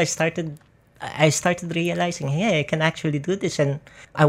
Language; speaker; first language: English; non-native, local second language; Filipino